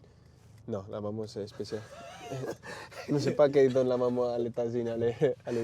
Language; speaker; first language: French; non-native, learner; Spanish